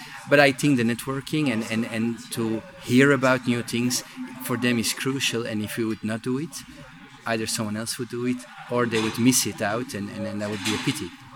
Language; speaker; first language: English; non-native, fluent; Dutch